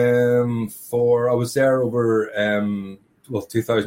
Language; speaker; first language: English; native; English